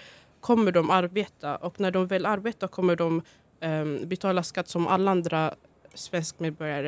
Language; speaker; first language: Swedish; early bilingual, other home language; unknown